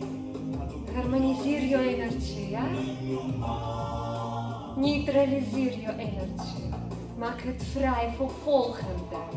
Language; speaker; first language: Dutch; non-native, learner; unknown